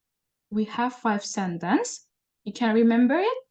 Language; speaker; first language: English; non-native, learner; Indonesian